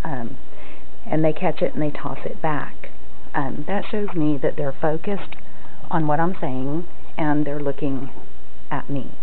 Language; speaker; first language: English; native; English